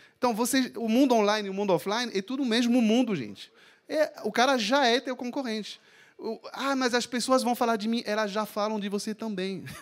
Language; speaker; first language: Portuguese; non-native, fluent; French